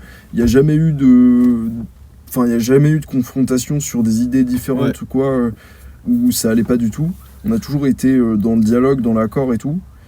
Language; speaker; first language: French; native; French